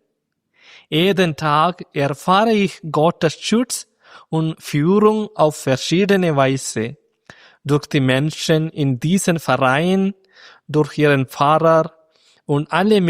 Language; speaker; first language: German; non-native, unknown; Malayalam